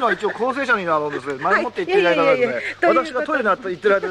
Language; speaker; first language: Japanese; native; Japanese